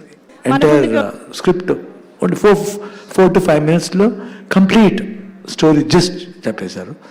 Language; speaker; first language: Telugu; non-native, learner; Kannada